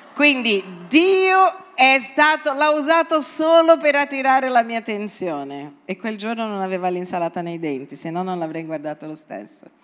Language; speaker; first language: Italian; non-native, fluent; Portuguese